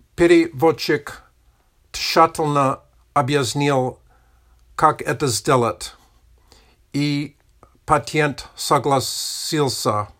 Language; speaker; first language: Russian; non-native, learner; English